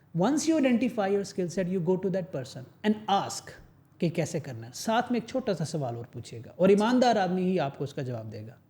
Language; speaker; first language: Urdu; native; Urdu